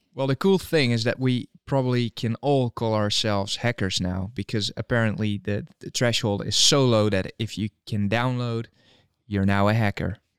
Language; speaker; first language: English; non-native, fluent; Dutch